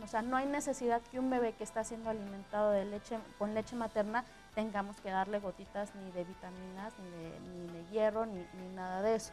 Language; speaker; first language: Spanish; native; Spanish